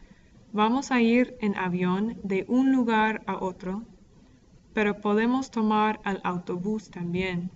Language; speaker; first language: Spanish; non-native, fluent; English